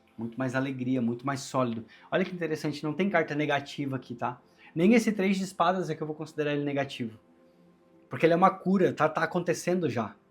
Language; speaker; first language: Portuguese; native; Portuguese